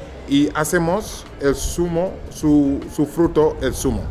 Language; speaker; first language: Spanish; non-native, fluent; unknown